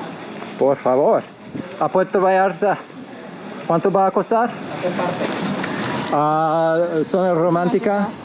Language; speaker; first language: Spanish; non-native, learner; English